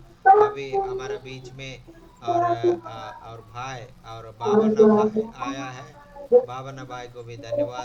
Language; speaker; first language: Hindi; non-native, local second language; Telugu